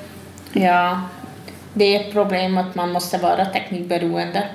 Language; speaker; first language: Swedish; non-native, fluent; Hungarian